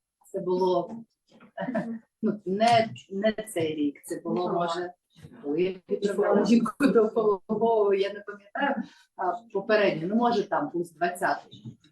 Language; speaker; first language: Ukrainian; non-native, local second language; Russian